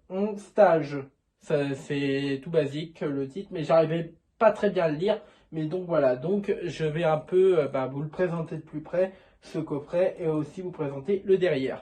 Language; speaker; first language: French; native; French